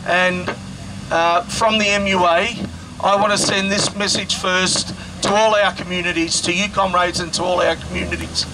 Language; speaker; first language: English; native; English